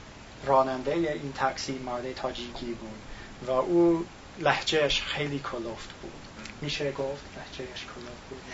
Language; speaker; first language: Persian; non-native, learner; English